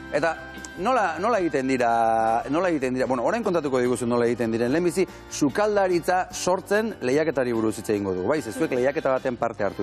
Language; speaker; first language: Basque; native; Basque